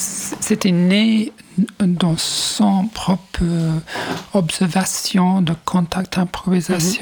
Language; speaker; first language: French; non-native, fluent; English